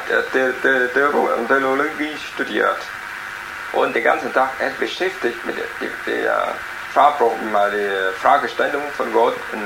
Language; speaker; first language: German; non-native, learner; Vietnamese